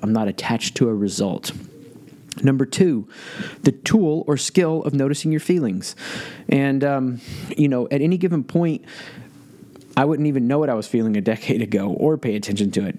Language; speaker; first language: English; native; English